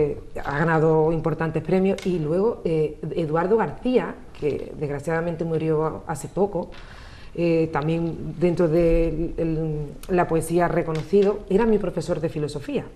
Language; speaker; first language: Spanish; native; Spanish